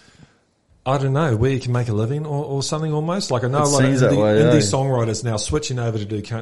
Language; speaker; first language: English; native; English